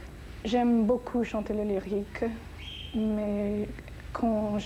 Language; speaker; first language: French; non-native, fluent; English